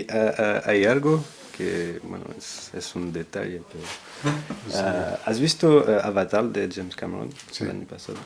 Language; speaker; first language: Spanish; non-native, fluent; French